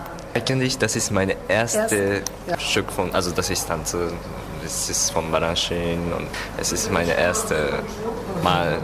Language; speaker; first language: German; non-native, learner; Japanese